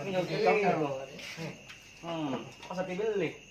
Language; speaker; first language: Indonesian; non-native, local second language; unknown